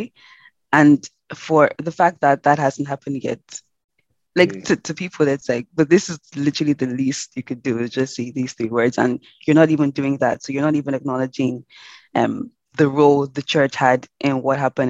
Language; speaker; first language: English; non-native, local second language; Yoruba